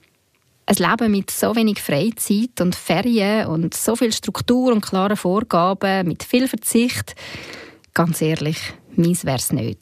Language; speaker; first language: German; native; German